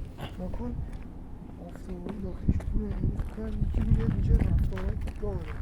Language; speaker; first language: Persian; native; Persian